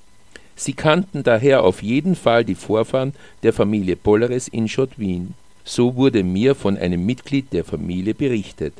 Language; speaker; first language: German; native; German